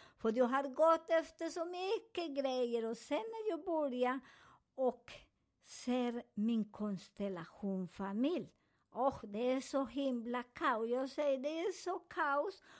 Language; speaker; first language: Swedish; non-native, learner; Spanish